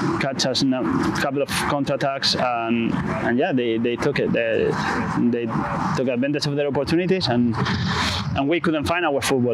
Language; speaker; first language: English; non-native, fluent; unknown